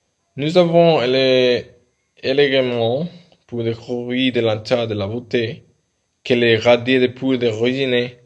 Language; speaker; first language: French; non-native, learner; Spanish